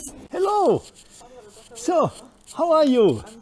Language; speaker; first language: English; non-native, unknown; German